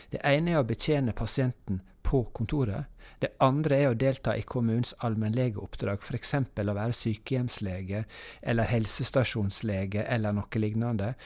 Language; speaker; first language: Norwegian; native; Norwegian